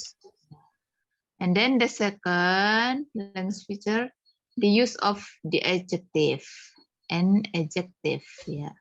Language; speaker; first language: English; non-native, fluent; Indonesian